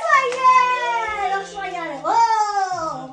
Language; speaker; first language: German; non-native, learner; Filipino